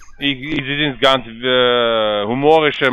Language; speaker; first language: German; non-native, learner; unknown